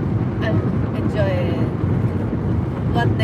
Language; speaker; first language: English; non-native, learner; Japanese